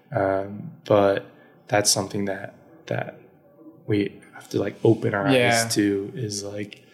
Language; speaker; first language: English; native; English